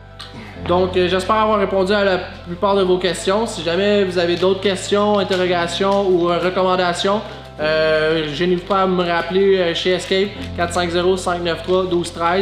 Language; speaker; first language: French; native; French